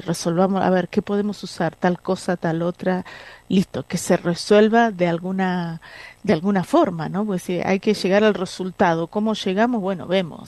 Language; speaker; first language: Spanish; native; Spanish